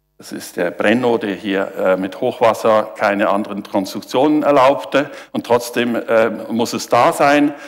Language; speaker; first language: German; native; German